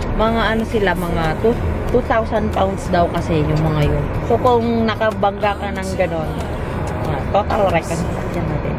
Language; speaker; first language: Filipino; native; Filipino